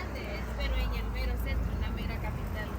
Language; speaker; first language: Spanish; native; Spanish